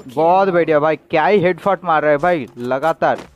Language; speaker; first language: Hindi; non-native, local second language; Bangla